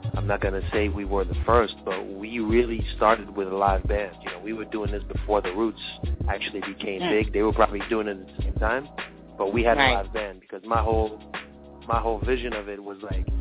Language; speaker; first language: English; early bilingual, other home language; French